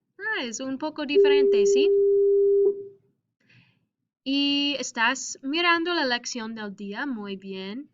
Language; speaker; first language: Spanish; non-native, fluent; English